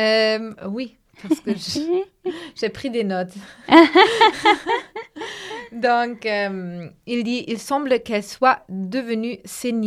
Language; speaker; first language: French; non-native, fluent; German